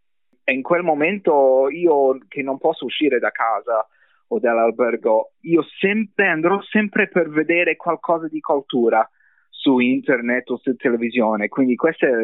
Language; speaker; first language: Italian; non-native, fluent; English